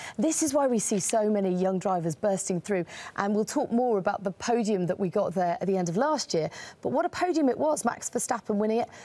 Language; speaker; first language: English; native; English